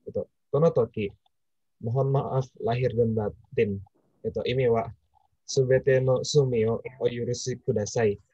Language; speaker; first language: Japanese; non-native, learner; Indonesian